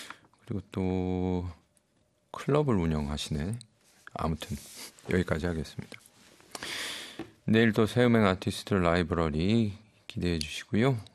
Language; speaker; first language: Korean; native; Korean